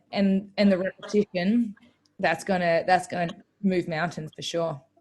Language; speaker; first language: English; native; English